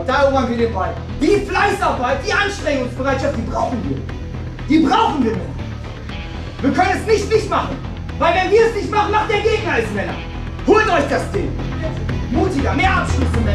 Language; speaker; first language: German; native; German